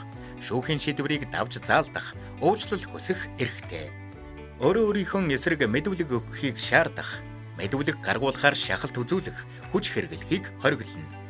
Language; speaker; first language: Mongolian; native; Mongolian